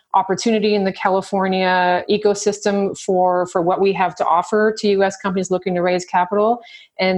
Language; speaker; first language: English; native; English